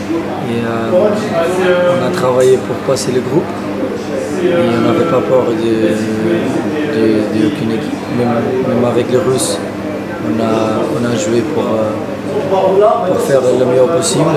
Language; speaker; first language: French; non-native, fluent; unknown